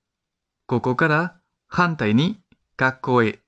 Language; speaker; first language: Japanese; non-native, fluent; Spanish